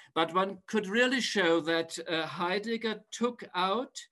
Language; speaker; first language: English; non-native, fluent; German